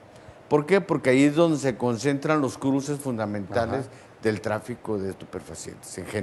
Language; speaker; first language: Spanish; native; Spanish